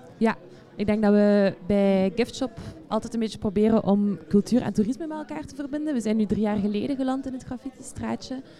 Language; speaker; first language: Dutch; native; Dutch